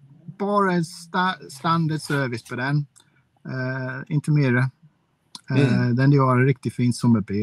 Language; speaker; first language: Swedish; non-native, fluent; English